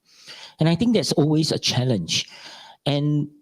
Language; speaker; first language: English; non-native, local second language; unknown